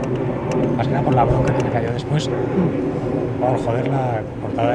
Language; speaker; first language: Spanish; native; Spanish